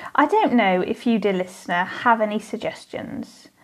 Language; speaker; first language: English; native; English